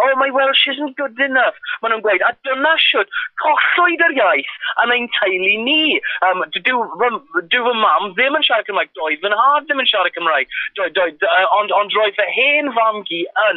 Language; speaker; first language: Welsh; non-native, local second language; English